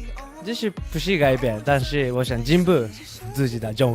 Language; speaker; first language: Chinese; non-native, learner; Japanese